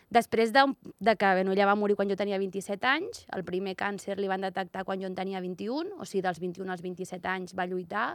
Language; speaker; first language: Catalan; native; Catalan